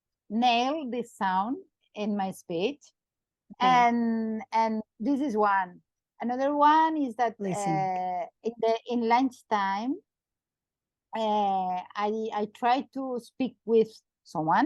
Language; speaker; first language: English; non-native, learner; Catalan